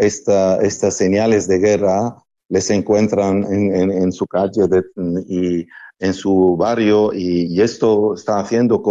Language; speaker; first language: Spanish; non-native, fluent; Arabic